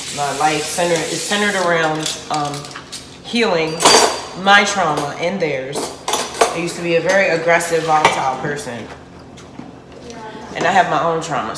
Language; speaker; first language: English; native; English